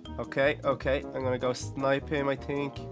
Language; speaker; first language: English; native; English